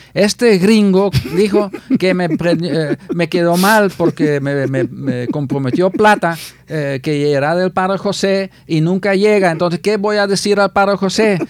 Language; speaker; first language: Spanish; non-native, fluent; Dutch